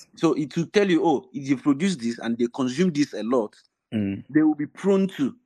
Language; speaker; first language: English; non-native, local second language; Igbo